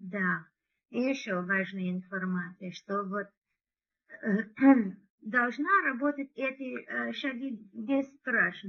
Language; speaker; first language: Russian; non-native, learner; English